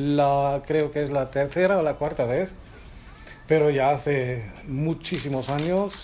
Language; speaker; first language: Spanish; non-native, fluent; German